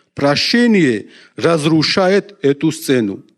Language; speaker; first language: Russian; non-native, local second language; Georgian